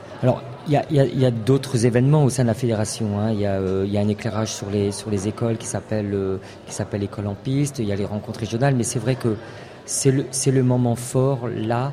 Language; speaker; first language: French; native; French